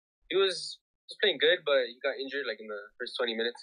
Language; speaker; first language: English; early bilingual, other home language; Spanish